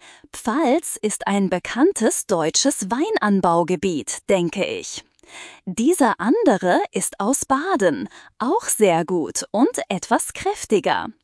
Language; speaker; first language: German; non-native, fluent; Turkish